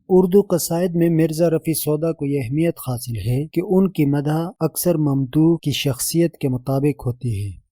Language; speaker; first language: Urdu; native; Urdu